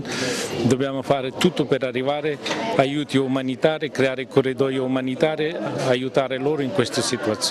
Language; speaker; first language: Italian; non-native, fluent; Persian